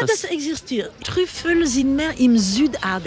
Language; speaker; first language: German; non-native, learner; French